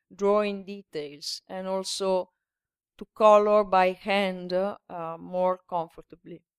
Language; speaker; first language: English; non-native, learner; Italian